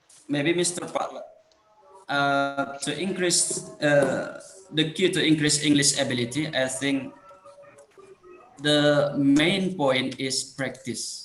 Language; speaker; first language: English; non-native, fluent; Indonesian